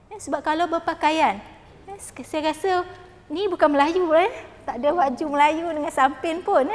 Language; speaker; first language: Malay; native; Malay